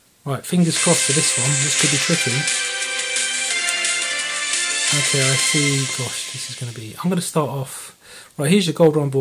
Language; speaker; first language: English; native; English